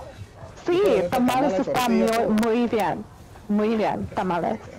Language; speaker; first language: Spanish; non-native, learner; English